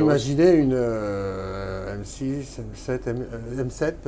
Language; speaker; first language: French; native; French